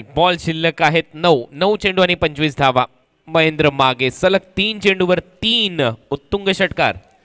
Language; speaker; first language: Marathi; native; Marathi